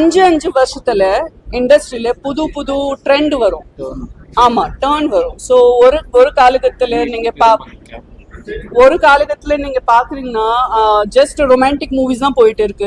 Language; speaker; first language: Tamil; non-native, fluent; Gujarati